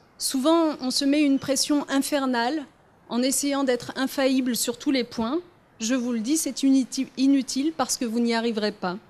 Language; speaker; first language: French; early bilingual, other home language; Riffian